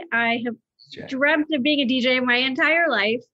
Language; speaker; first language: English; native; English